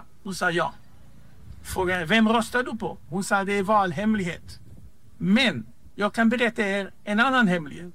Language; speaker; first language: Swedish; non-native, fluent; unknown